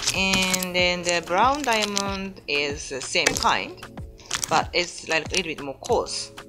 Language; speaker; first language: English; non-native, learner; Japanese